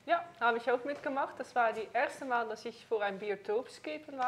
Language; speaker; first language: German; non-native, learner; Dutch